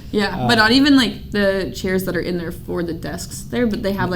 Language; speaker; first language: English; native; English